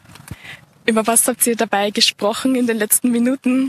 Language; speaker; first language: German; native; German